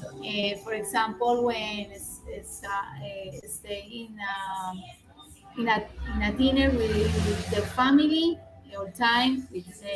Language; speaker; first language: English; non-native, learner; Spanish